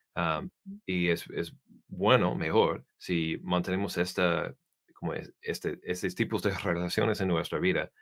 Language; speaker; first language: Spanish; non-native, learner; English